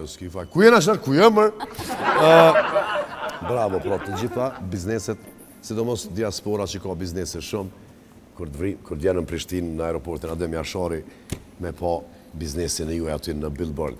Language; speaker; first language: Albanian; native; Albanian